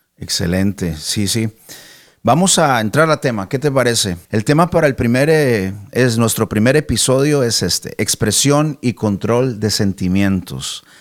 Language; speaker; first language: Spanish; early bilingual, heritage; Spanish